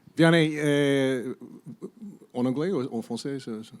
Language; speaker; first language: French; non-native, learner; English